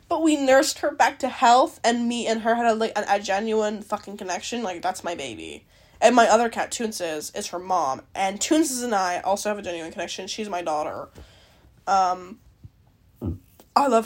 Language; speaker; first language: English; native; English